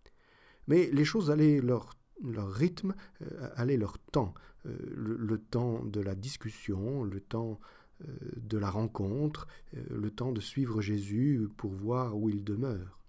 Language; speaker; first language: French; native; French